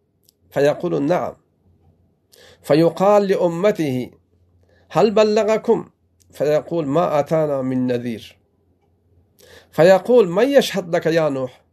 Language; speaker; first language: Arabic; non-native, fluent; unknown